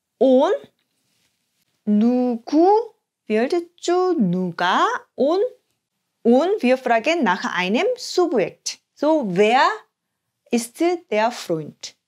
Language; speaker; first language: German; non-native, fluent; Korean